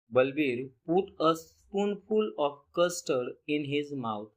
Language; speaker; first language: English; non-native, local second language; Marathi